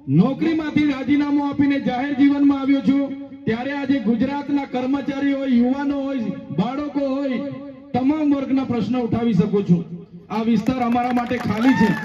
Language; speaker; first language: Gujarati; non-native, local second language; Vasavi